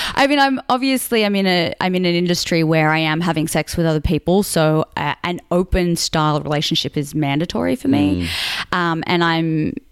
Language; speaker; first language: English; native; English